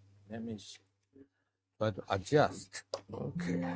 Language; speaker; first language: English; non-native, fluent; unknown